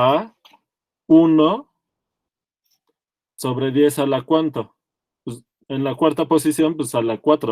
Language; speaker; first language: Spanish; native; Spanish